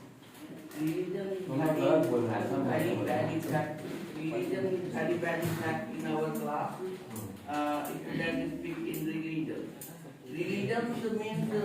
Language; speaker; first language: English; non-native, learner; Hindi